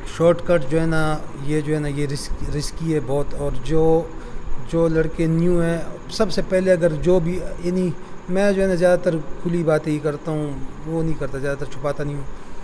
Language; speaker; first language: Urdu; non-native, local second language; Pashto